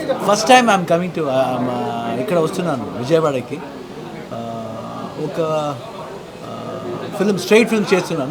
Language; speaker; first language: Telugu; non-native, learner; Kannada